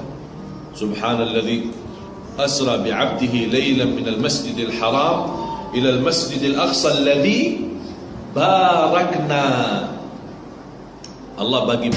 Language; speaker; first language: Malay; non-native, fluent; Arabic